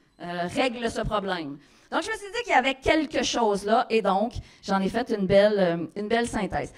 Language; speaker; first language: French; native; French